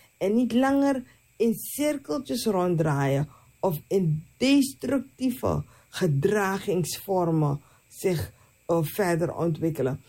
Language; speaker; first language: Dutch; native; Dutch